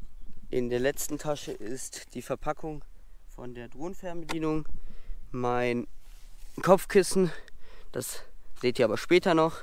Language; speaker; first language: German; native; German